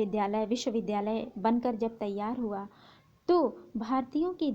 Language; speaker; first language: Hindi; native; Hindi